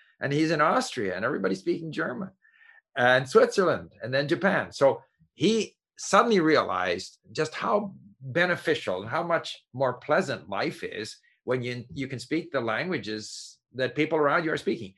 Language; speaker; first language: English; native; English